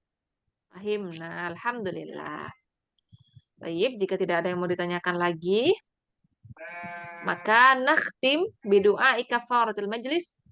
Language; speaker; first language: Indonesian; native; Indonesian